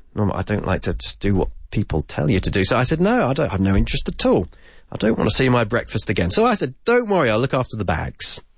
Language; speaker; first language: English; native; English